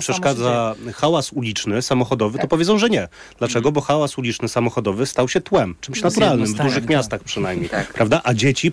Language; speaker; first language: Polish; native; Polish